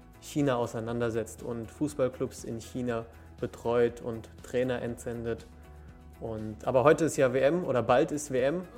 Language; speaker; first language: German; early bilingual, other home language; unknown